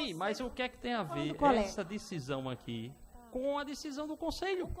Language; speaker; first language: Portuguese; native; Portuguese